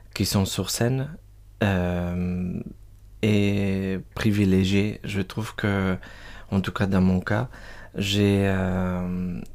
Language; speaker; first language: French; non-native, fluent; Spanish